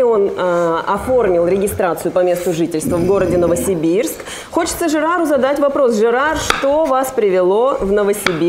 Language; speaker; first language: Russian; native; Russian